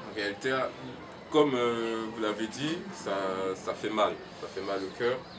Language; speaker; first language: French; early bilingual, other home language; Lingala